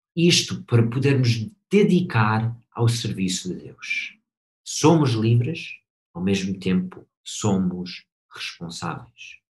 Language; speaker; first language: Portuguese; non-native, fluent; English